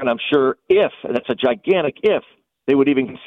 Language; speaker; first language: English; native; English